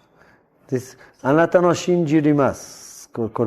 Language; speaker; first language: Japanese; non-native, learner; Hebrew